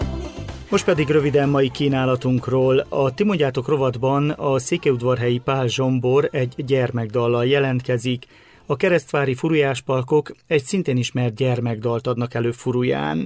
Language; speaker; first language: Hungarian; native; Hungarian